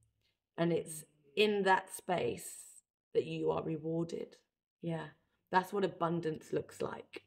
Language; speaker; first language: English; native; English